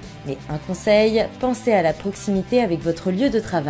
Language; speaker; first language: French; native; French